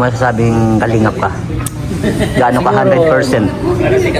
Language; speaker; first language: Filipino; native; Filipino